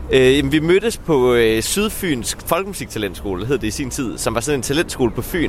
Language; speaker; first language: Danish; native; Danish